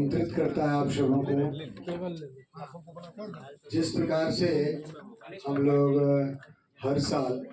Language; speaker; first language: Hindi; native; Hindi